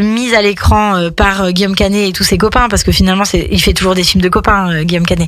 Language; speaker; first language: French; native; French